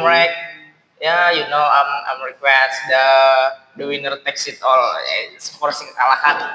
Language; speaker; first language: English; non-native, learner; Indonesian